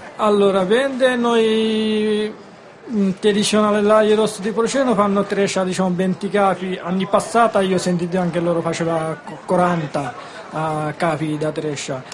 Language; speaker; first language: Italian; non-native, learner; Bangla